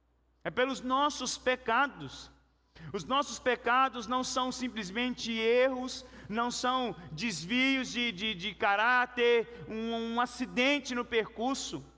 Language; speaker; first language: Portuguese; native; Portuguese